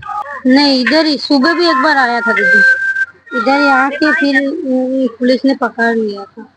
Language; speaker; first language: Hindi; non-native, learner; Bangla